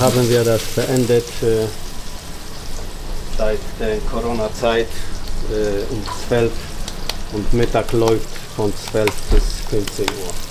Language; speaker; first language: German; non-native, fluent; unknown